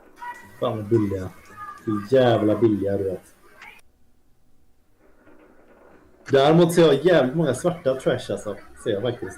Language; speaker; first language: Swedish; native; Swedish